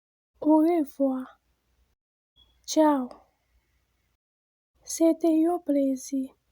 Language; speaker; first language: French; non-native, local second language; Haitian Creole